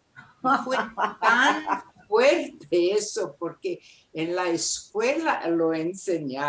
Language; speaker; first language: Spanish; non-native, fluent; Portuguese